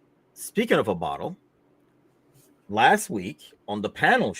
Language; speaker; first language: English; native; English